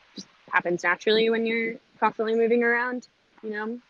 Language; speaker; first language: English; native; English